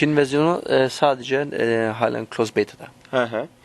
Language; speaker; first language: Turkish; early bilingual, heritage; Turkish